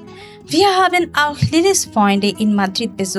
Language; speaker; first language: German; non-native, learner; Bangla